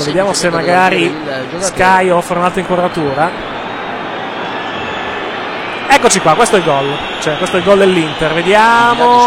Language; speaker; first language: Italian; native; Italian